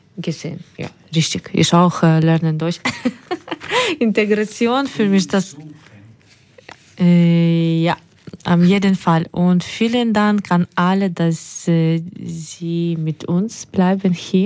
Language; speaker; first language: German; non-native, learner; Ukrainian